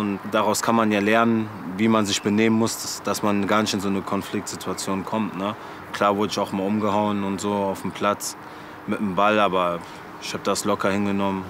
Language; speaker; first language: German; early bilingual, other home language; French